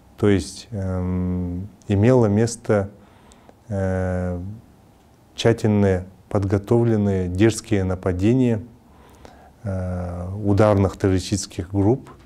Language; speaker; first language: Russian; non-native, local second language; Kazakh